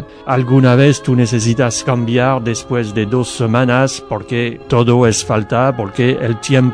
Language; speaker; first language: Spanish; non-native, learner; French